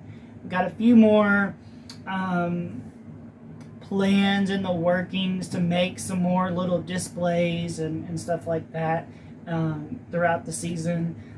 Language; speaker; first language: English; native; English